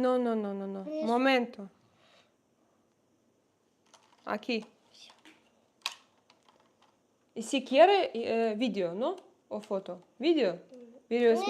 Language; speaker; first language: Spanish; non-native, learner; Russian